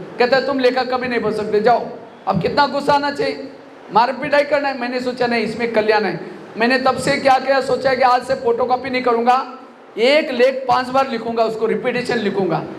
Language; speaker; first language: Hindi; non-native, local second language; Marathi